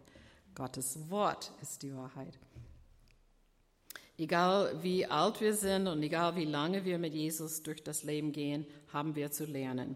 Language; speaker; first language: German; non-native, fluent; English